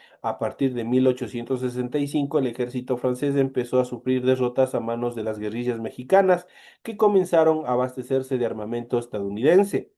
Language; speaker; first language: Spanish; native; Spanish